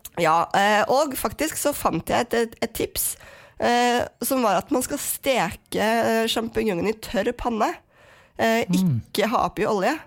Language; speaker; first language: Norwegian; native; Norwegian